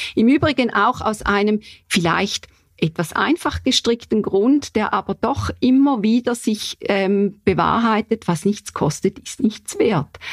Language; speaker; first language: German; native; German